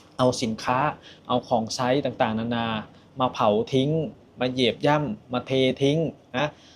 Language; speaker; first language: Thai; native; Thai